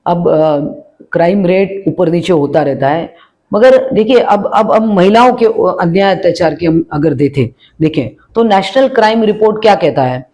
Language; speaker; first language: Hindi; non-native, local second language; Marathi